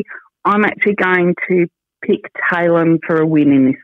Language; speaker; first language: English; native; English